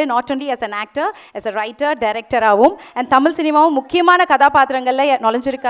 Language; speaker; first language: Tamil; native; Tamil